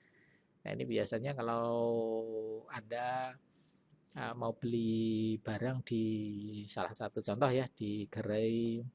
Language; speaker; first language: Indonesian; native; Indonesian